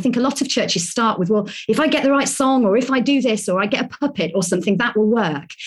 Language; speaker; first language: English; native; English